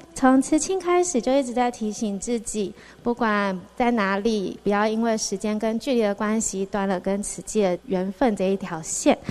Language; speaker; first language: Chinese; native; Chinese